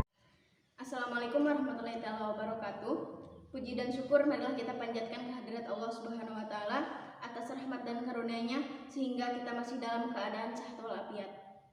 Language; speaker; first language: Indonesian; native; Indonesian